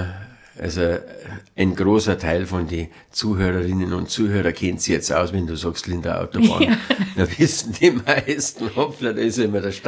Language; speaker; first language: German; native; German